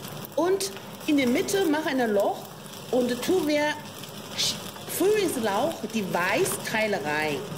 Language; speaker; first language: German; non-native, learner; Chinese